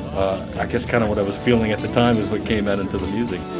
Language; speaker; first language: English; native; English